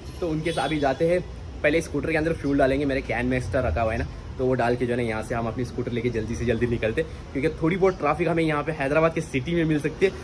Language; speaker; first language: Hindi; non-native, local second language; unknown